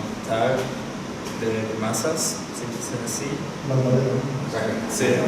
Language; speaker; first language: Spanish; non-native, fluent; German